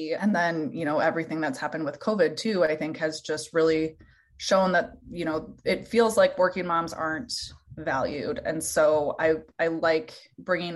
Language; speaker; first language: English; native; English